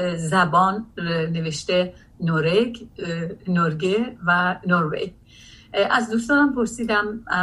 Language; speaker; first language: Persian; non-native, local second language; Azerbaijani